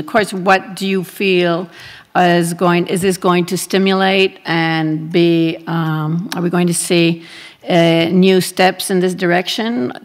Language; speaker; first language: English; non-native, fluent; Spanish